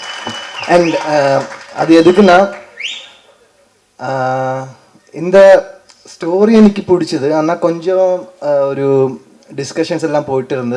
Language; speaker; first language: Tamil; non-native, learner; Malayalam